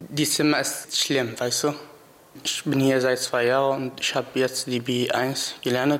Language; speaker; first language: German; non-native, learner; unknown